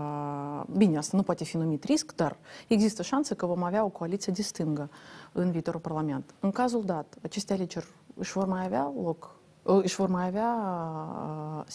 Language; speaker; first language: Romanian; native; Romanian